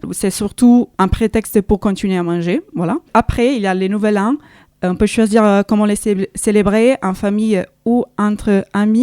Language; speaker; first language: French; non-native, fluent; Italian